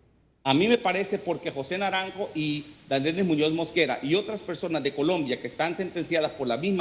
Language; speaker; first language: Spanish; native; Spanish